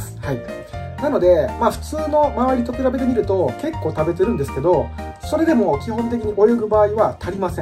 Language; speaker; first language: Japanese; native; Japanese